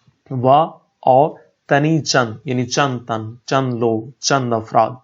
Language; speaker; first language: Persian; non-native, fluent; Urdu